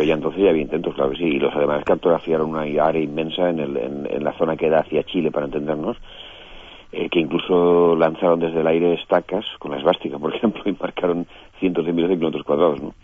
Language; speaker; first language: Spanish; native; Spanish